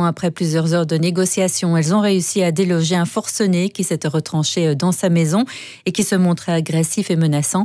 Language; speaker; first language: French; native; French